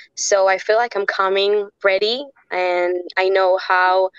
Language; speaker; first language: English; non-native, fluent; Hebrew